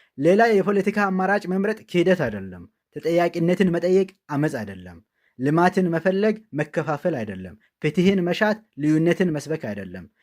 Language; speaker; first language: Amharic; non-native, local second language; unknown